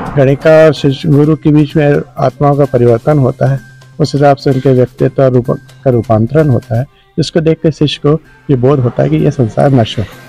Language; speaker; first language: Hindi; native; Hindi